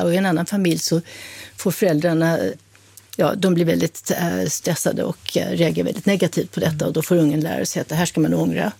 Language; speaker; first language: Swedish; native; Swedish